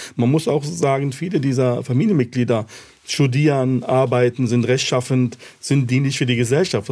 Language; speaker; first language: German; early bilingual, other home language; Arabic